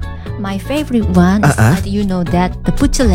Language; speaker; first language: English; non-native, learner; Korean